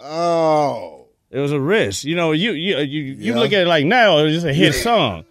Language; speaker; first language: English; native; English